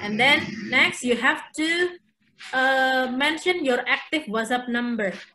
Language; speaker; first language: English; non-native, fluent; Indonesian